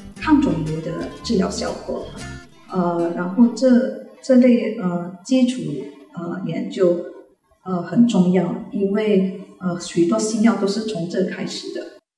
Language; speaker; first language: Chinese; non-native, local second language; Malay